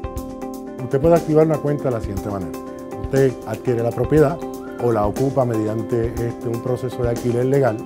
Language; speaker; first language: Spanish; native; Spanish